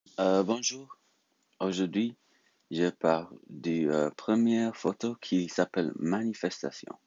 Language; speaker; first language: French; non-native, learner; English